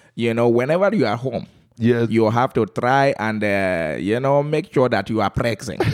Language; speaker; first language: English; non-native, local second language; Yoruba